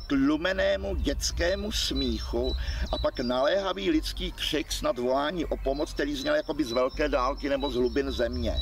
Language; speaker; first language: Czech; native; Czech